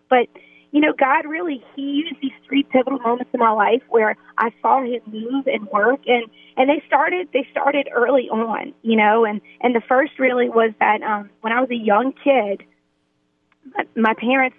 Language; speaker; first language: English; native; English